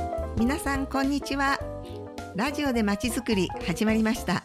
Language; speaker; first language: Japanese; native; Japanese